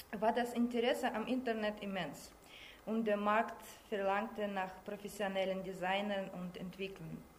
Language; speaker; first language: German; non-native, learner; Russian